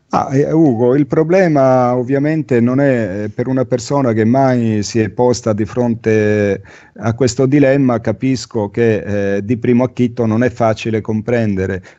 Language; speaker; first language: Italian; native; Italian